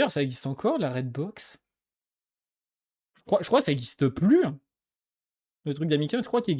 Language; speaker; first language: French; native; French